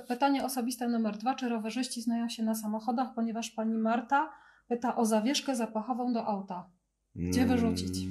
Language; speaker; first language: Polish; native; Polish